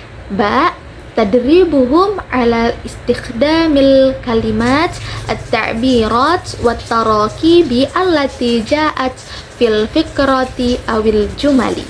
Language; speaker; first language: Arabic; non-native, learner; Indonesian